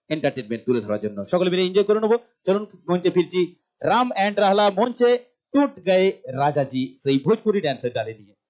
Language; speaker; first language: Bangla; non-native, local second language; Santali